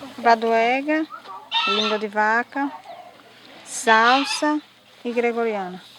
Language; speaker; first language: Portuguese; native; Portuguese